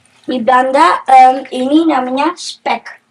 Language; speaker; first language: Indonesian; early bilingual, heritage; Dutch